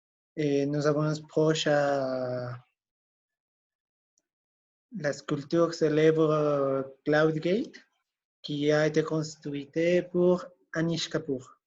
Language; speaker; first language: French; non-native, learner; Spanish